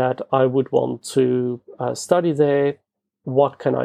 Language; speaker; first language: English; non-native, local second language; Afrikaans